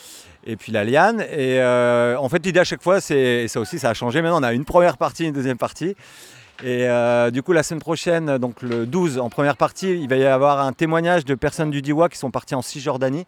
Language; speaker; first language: French; native; French